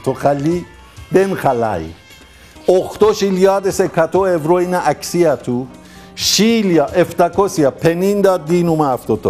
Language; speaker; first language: Greek; non-native, learner; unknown